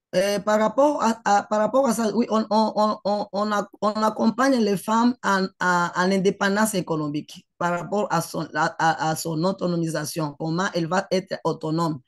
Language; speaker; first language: French; non-native, local second language; Swahili